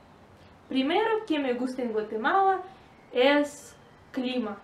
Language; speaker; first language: Spanish; non-native, learner; Russian